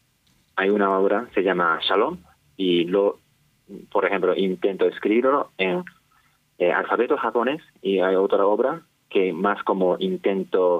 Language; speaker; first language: Spanish; non-native, fluent; Japanese